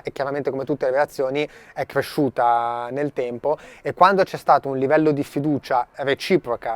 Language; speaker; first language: Italian; native; Italian